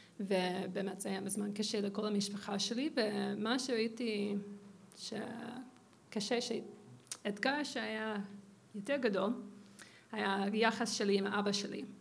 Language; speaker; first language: Hebrew; non-native, fluent; English